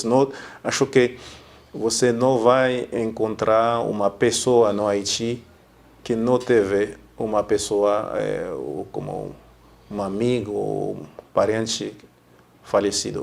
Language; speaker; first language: Portuguese; non-native, fluent; Haitian Creole